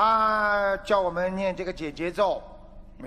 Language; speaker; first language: Chinese; native; Chinese